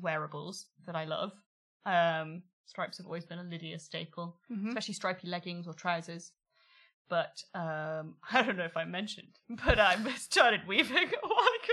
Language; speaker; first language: English; native; English